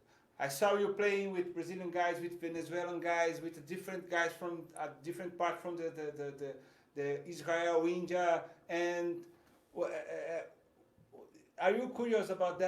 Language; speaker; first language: English; non-native, fluent; Portuguese